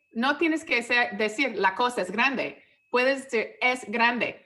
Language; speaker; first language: Spanish; non-native, fluent; English